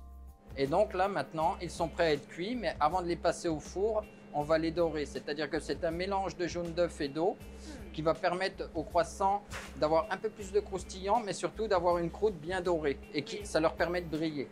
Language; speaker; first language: French; native; French